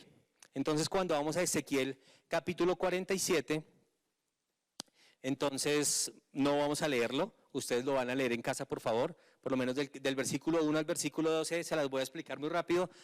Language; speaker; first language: Spanish; native; Spanish